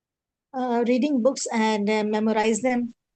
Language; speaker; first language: English; non-native, learner; Urdu